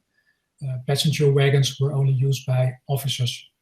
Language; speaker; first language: English; non-native, fluent; Dutch